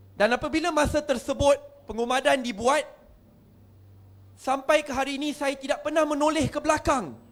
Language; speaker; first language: Malay; native; Malay